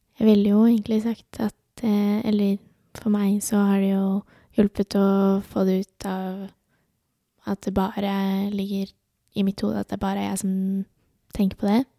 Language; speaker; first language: Norwegian; early bilingual, other home language; Urdu